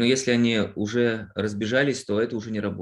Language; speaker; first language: Russian; native; Russian